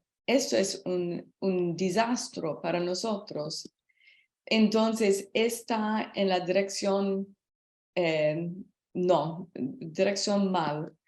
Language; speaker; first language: Spanish; non-native, learner; English